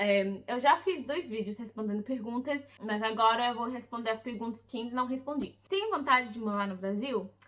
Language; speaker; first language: Portuguese; early bilingual, heritage; English